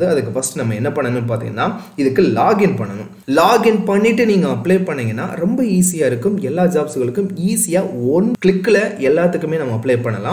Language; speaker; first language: Tamil; native; Tamil